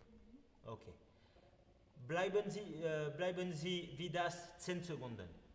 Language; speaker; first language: German; non-native, learner; French